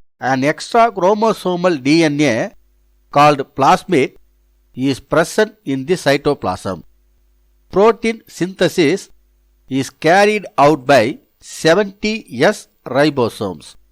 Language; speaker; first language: English; non-native, local second language; Tamil